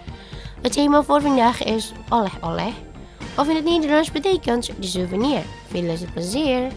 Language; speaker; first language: Dutch; non-native, learner; Indonesian